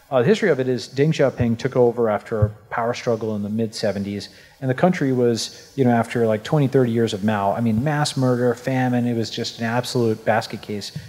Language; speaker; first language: English; native; English